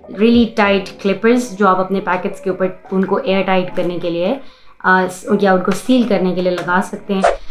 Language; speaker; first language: Urdu; native; Urdu